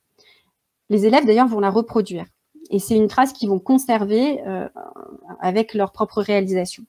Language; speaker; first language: French; native; French